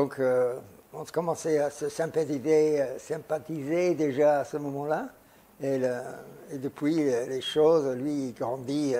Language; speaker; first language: French; non-native, fluent; English